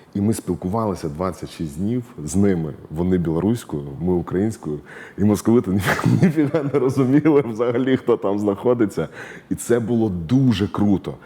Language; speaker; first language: Ukrainian; non-native, local second language; Russian